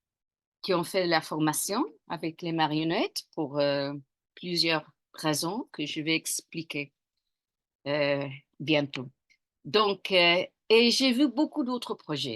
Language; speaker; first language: French; non-native, fluent; English